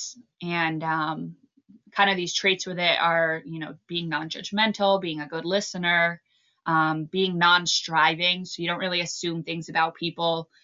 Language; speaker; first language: English; native; English